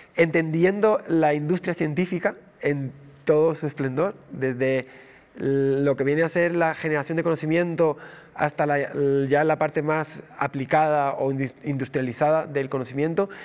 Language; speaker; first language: Spanish; native; Spanish